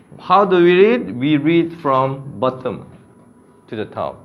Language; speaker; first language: English; non-native, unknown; Korean